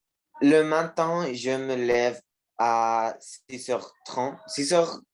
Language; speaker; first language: French; non-native, learner; Spanish